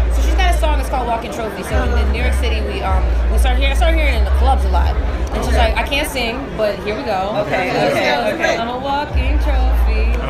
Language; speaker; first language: English; native; English